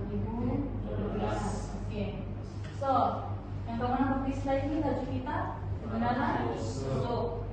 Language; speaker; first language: Malay; native; Malay